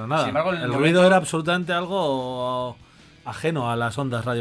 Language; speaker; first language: Spanish; native; Spanish